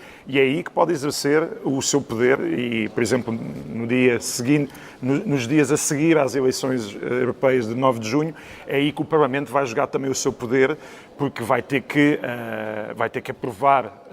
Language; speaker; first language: Portuguese; native; Portuguese